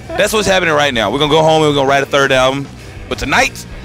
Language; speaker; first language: English; native; English